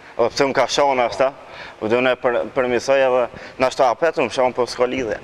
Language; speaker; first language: Albanian; native; Albanian